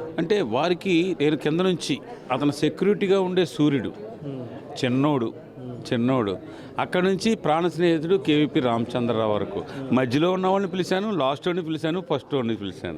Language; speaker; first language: Telugu; native; Telugu